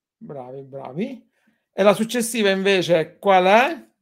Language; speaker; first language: Italian; native; Italian